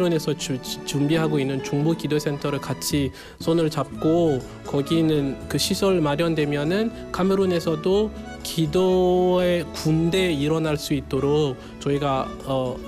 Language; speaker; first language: Korean; non-native, fluent; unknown